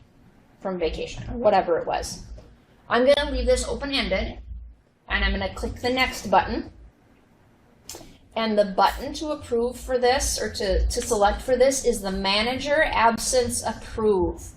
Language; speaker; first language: English; native; English